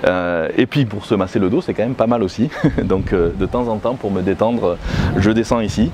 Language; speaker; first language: French; native; French